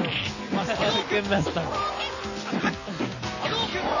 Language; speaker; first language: Japanese; non-native, learner; English